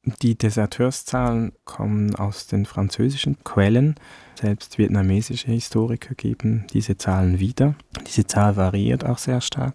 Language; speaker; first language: German; early bilingual, other home language; Vietnamese